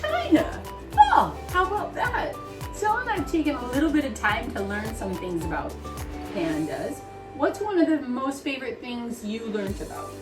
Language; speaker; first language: English; native; English